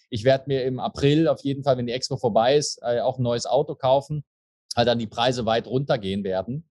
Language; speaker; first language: German; native; German